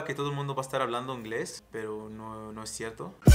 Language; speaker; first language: Spanish; non-native, fluent; Arabic